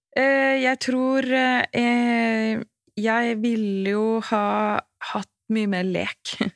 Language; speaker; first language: Norwegian; native; Norwegian